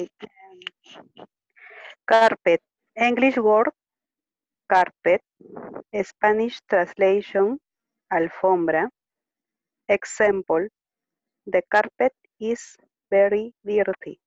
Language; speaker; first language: English; non-native, learner; Spanish